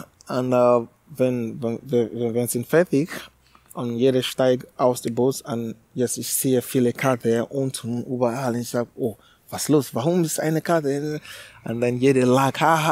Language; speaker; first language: German; non-native, learner; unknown